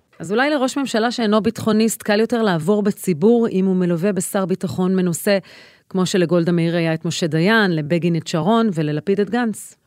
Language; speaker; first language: Hebrew; native; Hebrew